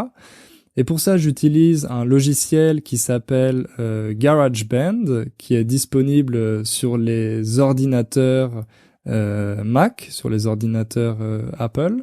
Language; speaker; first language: French; native; French